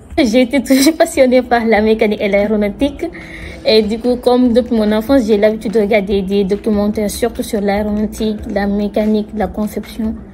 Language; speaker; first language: French; non-native, local second language; Wolof